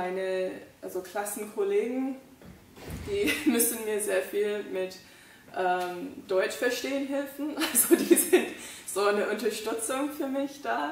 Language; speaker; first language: German; non-native, fluent; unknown